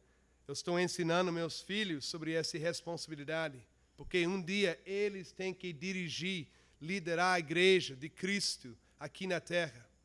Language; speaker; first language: Portuguese; non-native, fluent; English